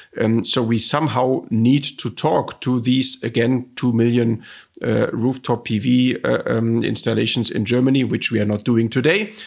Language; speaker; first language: English; non-native, fluent; German